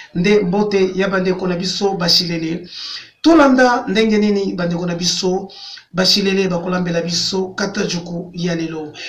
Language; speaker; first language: Lingala; native; Lingala